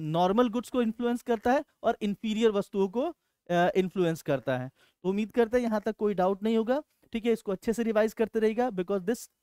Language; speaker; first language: Hindi; native; Hindi